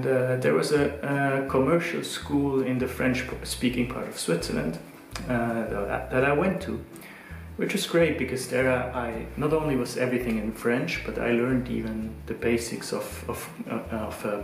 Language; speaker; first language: English; non-native, fluent; Swiss German